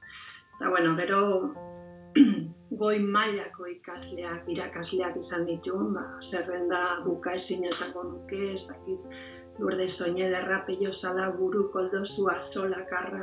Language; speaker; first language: Basque; non-native, local second language; Spanish